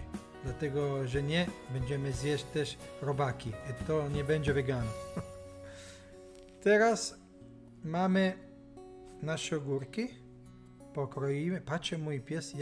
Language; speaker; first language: Polish; non-native, learner; Italian